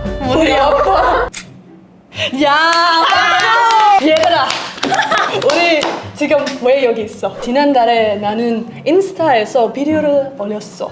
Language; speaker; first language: Korean; non-native, learner; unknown